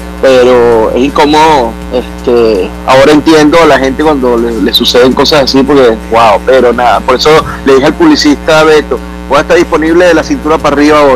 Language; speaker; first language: Spanish; native; Spanish